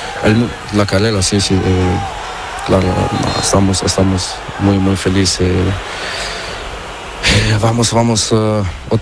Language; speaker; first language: Spanish; non-native, learner; Portuguese